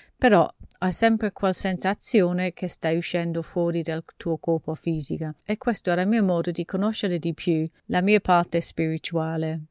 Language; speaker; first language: Italian; non-native, fluent; English